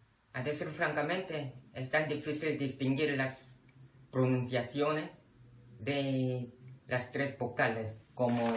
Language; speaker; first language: Spanish; non-native, fluent; Korean